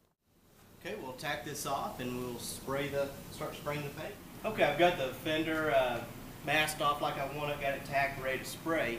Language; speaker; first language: English; native; English